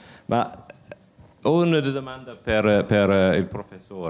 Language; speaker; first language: Italian; non-native, learner; English